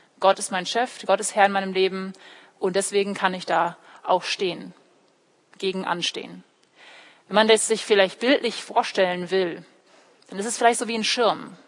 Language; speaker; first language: German; early bilingual, other home language; English